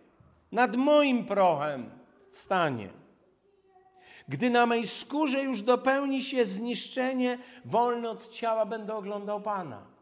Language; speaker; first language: Polish; native; Polish